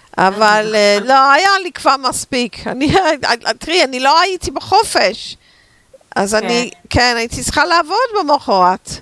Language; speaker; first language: Hebrew; non-native, fluent; English